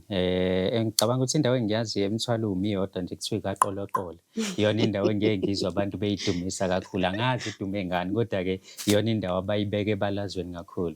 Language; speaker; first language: Zulu; native; Zulu